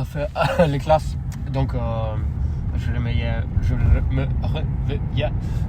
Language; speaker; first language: French; non-native, fluent; Italian